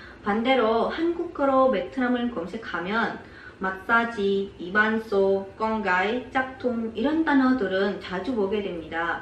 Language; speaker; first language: Korean; non-native, fluent; Vietnamese